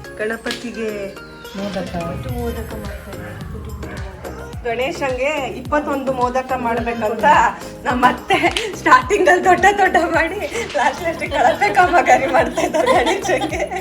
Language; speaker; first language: Kannada; native; Kannada